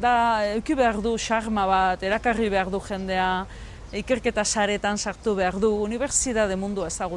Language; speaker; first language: Basque; native; Basque